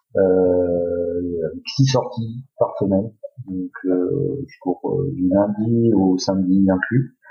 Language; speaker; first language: French; native; French